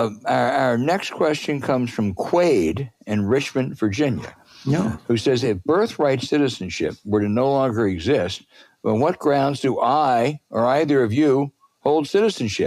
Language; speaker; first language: English; native; English